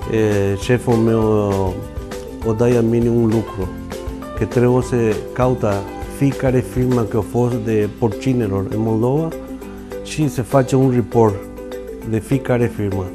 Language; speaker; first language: Romanian; non-native, learner; Spanish